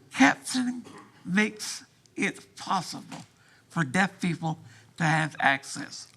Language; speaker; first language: English; early bilingual, other home language; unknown